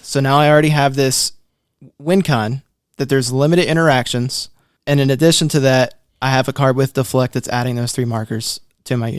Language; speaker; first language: English; native; English